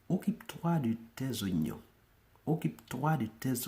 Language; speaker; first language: French; non-native, local second language; Haitian Creole